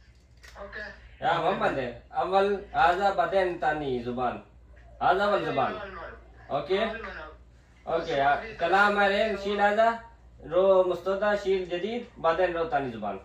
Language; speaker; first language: Arabic; non-native, learner; Urdu